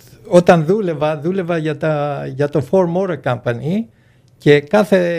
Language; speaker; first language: Greek; early bilingual, heritage; Greek